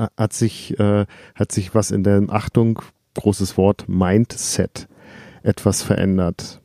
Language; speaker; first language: German; native; German